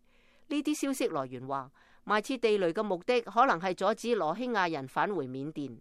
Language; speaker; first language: Chinese; native; Chinese